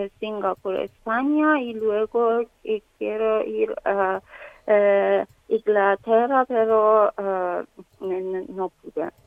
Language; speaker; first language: Spanish; non-native, learner; Persian